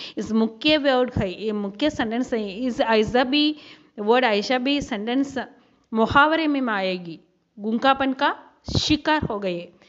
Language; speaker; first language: Hindi; non-native, local second language; Tamil